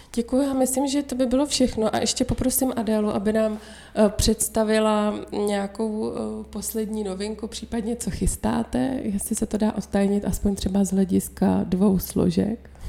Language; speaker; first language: Czech; native; Czech